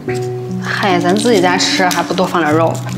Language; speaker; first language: Chinese; native; Chinese